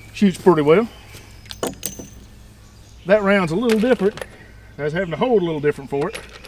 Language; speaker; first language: English; native; English